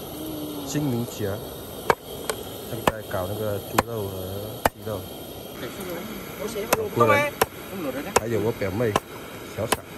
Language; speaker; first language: Chinese; non-native, fluent; Vietnamese